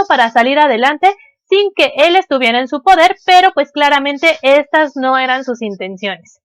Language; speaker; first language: Spanish; native; Spanish